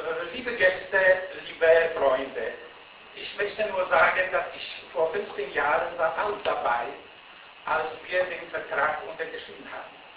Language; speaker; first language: German; non-native, learner; Polish